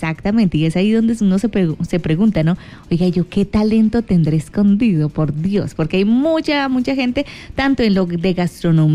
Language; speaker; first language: Spanish; native; Spanish